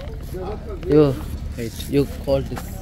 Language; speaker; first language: English; non-native, learner; Tamil